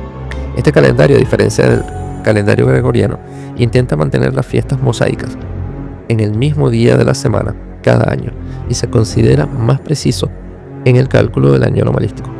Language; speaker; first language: Spanish; native; Spanish